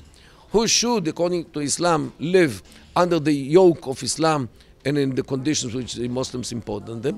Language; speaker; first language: English; non-native, fluent; Hebrew